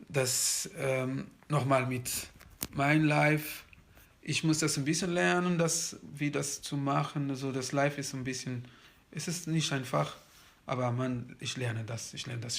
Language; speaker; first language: German; non-native, fluent; Kabuverdianu